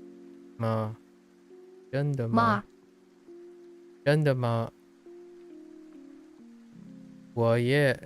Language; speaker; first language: Chinese; non-native, learner; English